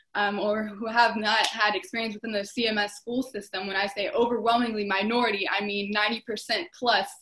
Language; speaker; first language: English; native; English